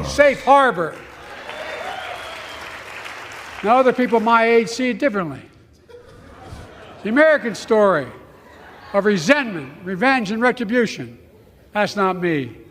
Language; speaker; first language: English; native; English